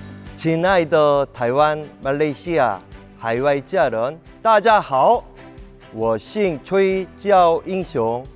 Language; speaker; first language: Chinese; non-native, learner; Korean